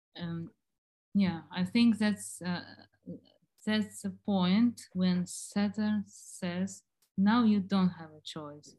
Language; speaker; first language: English; non-native, fluent; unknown